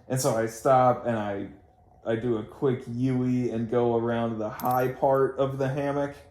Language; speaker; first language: English; native; English